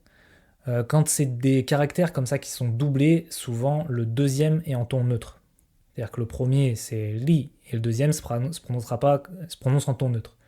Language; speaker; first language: French; native; French